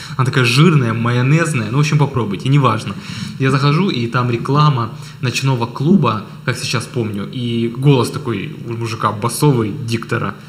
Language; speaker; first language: Russian; native; Russian